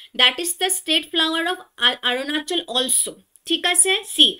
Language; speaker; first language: Hindi; non-native, local second language; Assamese